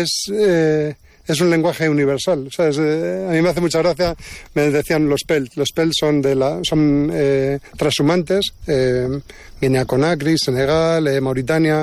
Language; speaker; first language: Spanish; native; Spanish